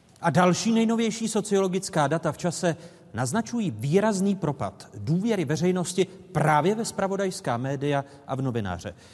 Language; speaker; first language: Czech; native; Czech